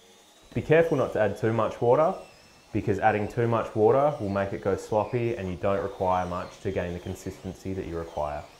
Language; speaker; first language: English; native; English